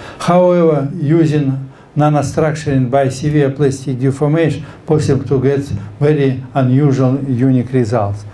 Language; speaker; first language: English; non-native, fluent; Russian